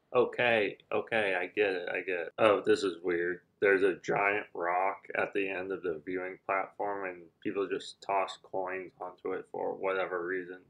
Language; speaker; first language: English; native; English